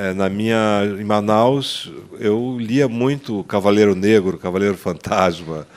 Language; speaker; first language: Portuguese; native; Portuguese